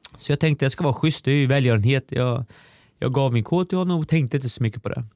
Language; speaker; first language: Swedish; early bilingual, other home language; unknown